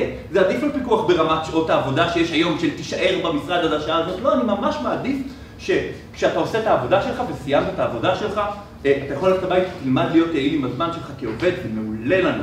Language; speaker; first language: Hebrew; native; Hebrew